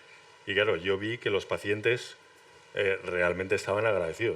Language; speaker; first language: Spanish; native; Spanish